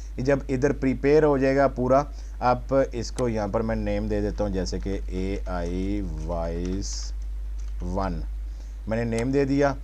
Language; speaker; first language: Urdu; non-native, local second language; Punjabi